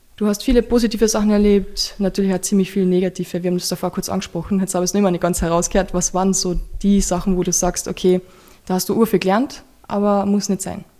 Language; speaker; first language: German; native; German